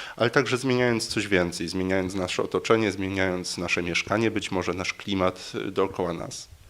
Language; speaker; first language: Polish; native; Polish